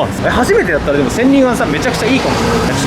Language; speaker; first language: Japanese; native; Japanese